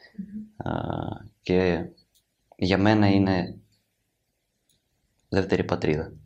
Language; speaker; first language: Greek; non-native, learner; Ukrainian